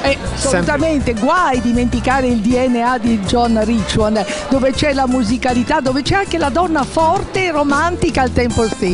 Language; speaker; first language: Italian; native; Italian